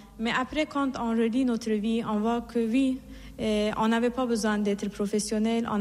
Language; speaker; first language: French; non-native, fluent; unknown